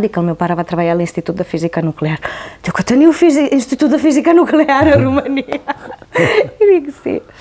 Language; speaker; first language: Catalan; non-native, fluent; Romanian